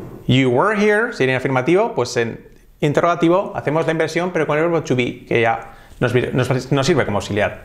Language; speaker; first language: Spanish; native; Spanish